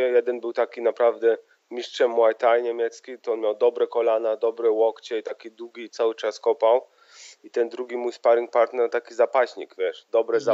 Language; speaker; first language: Polish; early bilingual, heritage; Polish